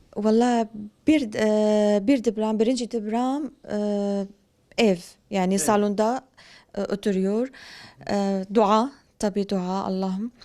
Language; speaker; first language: Turkish; non-native, learner; Arabic